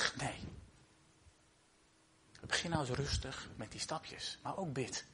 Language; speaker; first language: Dutch; native; Dutch